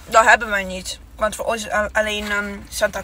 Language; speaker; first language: Dutch; non-native, learner; Italian